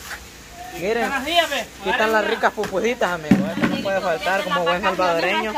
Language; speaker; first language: Spanish; native; Spanish